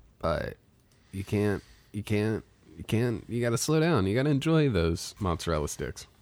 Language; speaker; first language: English; native; English